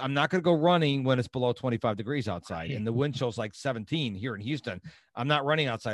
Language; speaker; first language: English; native; English